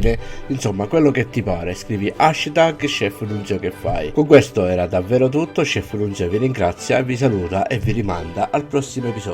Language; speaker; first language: Italian; native; Italian